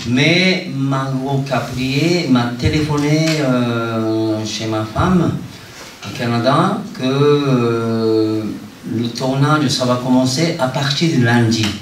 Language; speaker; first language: French; non-native, fluent; Japanese